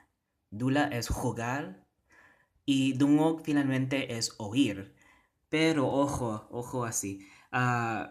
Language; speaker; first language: Spanish; non-native, fluent; Cebuano